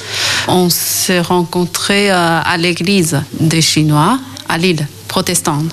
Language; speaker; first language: French; non-native, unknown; Chinese